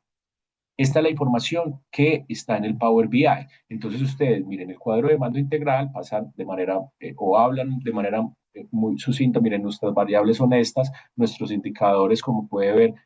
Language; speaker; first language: Spanish; native; Spanish